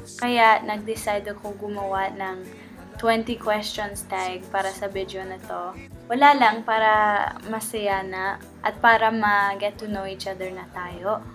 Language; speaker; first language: Filipino; early bilingual, heritage; Filipino